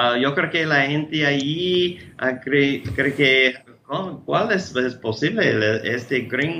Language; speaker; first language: Spanish; non-native, learner; English